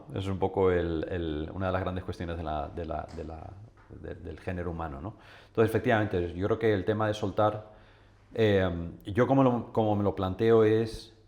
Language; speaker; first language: Spanish; native; Spanish